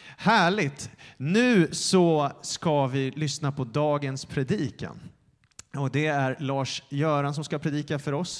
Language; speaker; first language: Swedish; native; Swedish